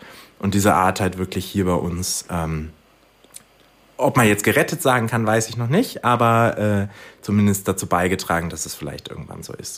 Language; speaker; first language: German; native; German